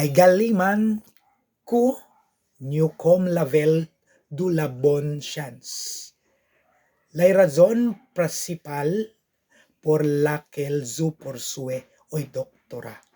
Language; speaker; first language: French; non-native, learner; Cebuano